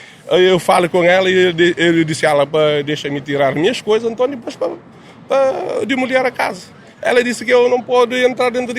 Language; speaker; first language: Portuguese; non-native, local second language; Kabuverdianu